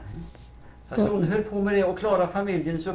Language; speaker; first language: Swedish; native; Swedish